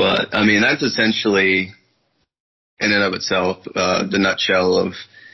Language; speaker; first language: English; native; English